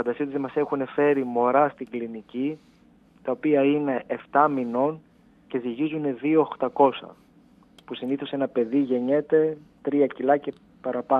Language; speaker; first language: Greek; native; Greek